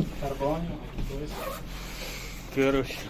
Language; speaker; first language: Italian; non-native, learner; Ukrainian